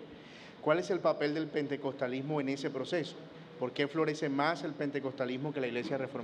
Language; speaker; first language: Spanish; native; Spanish